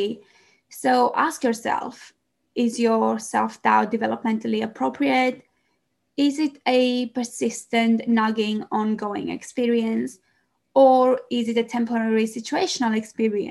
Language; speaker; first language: English; non-native, fluent; Greek